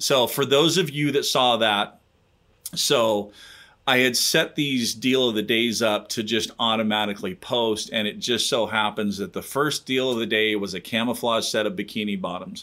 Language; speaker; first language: English; native; English